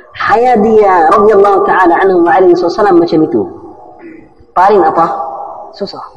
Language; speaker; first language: Malay; non-native, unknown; Arabic